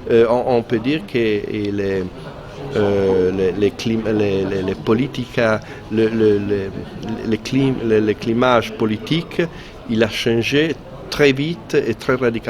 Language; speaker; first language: French; non-native, fluent; Italian